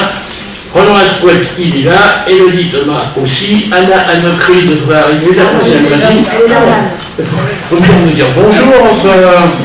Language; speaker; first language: French; native; French